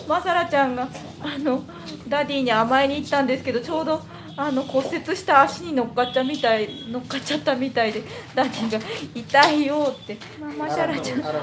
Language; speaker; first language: Japanese; native; Japanese